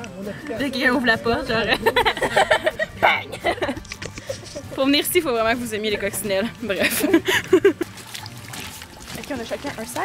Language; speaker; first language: French; native; French